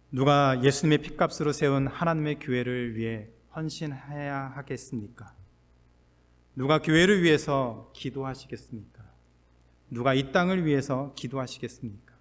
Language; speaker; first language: Korean; native; Korean